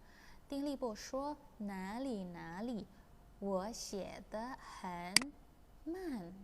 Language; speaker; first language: Chinese; non-native, fluent; Indonesian